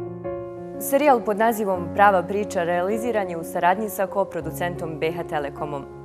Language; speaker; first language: Bosnian; native; Bosnian